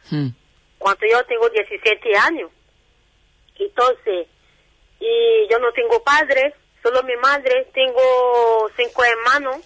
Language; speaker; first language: Spanish; non-native, learner; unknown